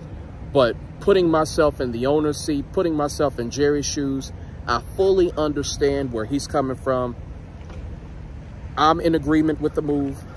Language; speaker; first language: English; native; English